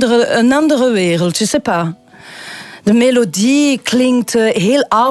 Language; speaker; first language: Dutch; non-native, local second language; French